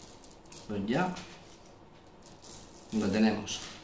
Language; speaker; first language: Spanish; native; Spanish